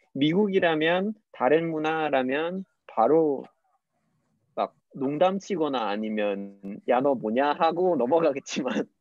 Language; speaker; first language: Korean; non-native, fluent; English